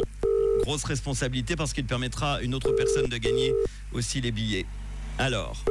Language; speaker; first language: French; native; French